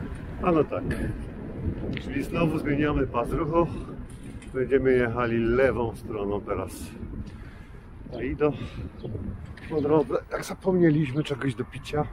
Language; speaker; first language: Polish; native; Polish